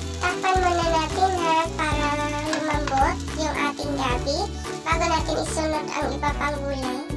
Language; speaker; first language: Filipino; non-native, local second language; Cebuano